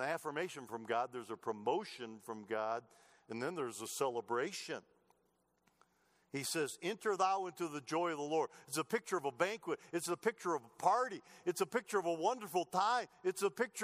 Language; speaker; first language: English; native; English